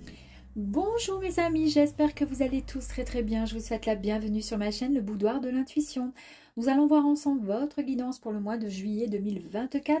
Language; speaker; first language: French; native; French